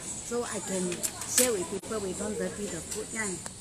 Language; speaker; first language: English; non-native, local second language; Chinese